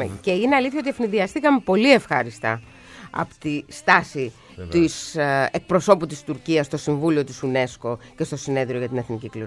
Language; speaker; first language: Greek; native; Greek